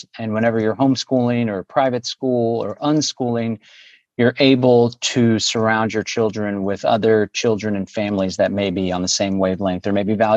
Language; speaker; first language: English; native; English